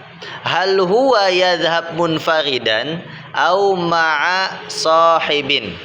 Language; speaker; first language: Arabic; non-native, fluent; Indonesian